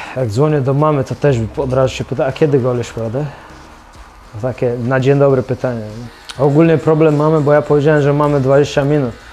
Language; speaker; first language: Polish; non-native, fluent; Chechen